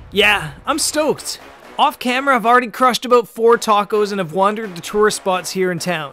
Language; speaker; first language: English; native; English